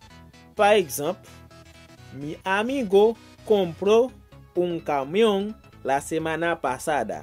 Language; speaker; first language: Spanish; non-native, fluent; Haitian Creole